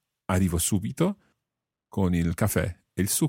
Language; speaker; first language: Italian; non-native, fluent; English